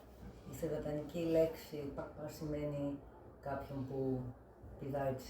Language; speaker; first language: Greek; native; Greek